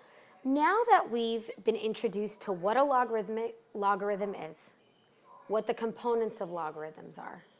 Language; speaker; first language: English; native; English